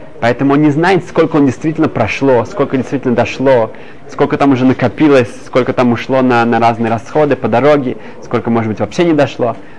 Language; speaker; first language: Russian; early bilingual, heritage; Hebrew